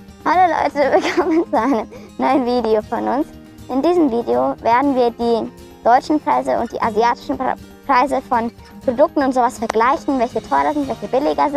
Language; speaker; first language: German; early bilingual, other home language; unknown